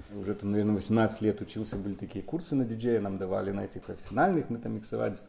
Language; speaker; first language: Russian; non-native, local second language; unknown